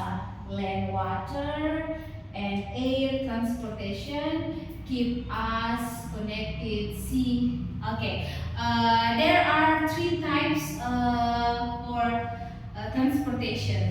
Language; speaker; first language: English; non-native, learner; Indonesian